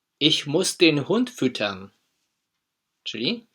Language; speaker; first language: German; non-native, fluent; Polish